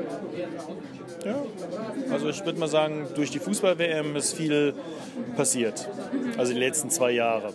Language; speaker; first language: German; native; German